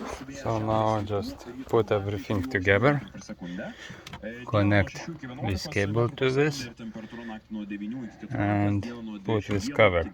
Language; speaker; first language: English; non-native, learner; Lithuanian